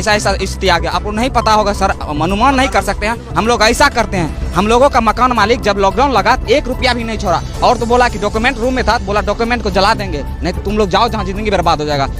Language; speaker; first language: Hindi; native; Hindi